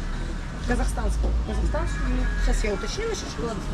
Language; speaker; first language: Russian; native; Russian